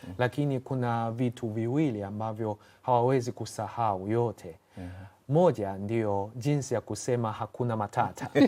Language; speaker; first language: Swahili; non-native, fluent; Chinese